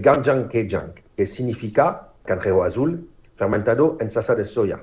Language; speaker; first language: Spanish; non-native, learner; French